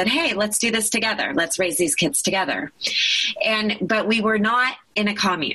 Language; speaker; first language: English; native; English